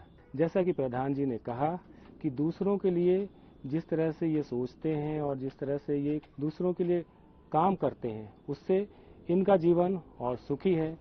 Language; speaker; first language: Hindi; native; Hindi